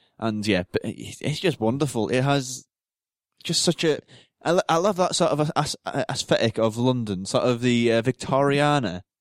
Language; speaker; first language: English; native; English